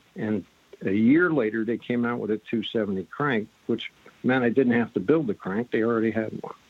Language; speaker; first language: English; native; English